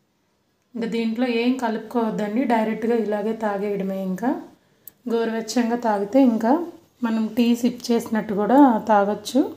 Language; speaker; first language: Telugu; native; Telugu